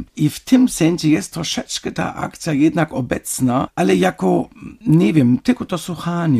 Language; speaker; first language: Polish; non-native, fluent; German